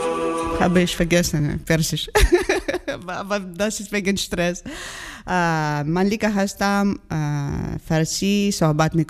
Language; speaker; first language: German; non-native, learner; Ukrainian